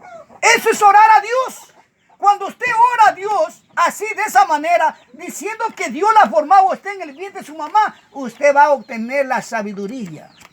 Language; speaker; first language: Spanish; native; Spanish